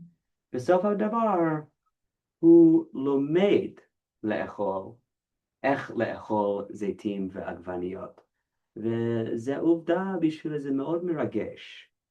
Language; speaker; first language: Hebrew; non-native, fluent; English